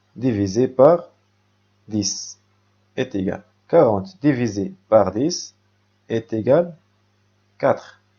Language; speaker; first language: French; non-native, local second language; Arabic